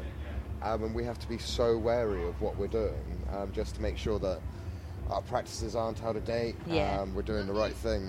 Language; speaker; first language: English; native; English